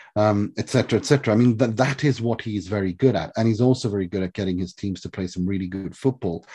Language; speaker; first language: English; early bilingual, other home language; Swedish